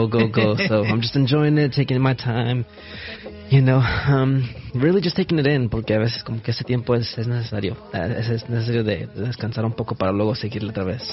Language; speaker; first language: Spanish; early bilingual, heritage; Spanish